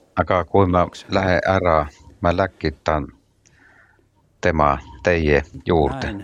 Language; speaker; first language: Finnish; non-native, learner; Estonian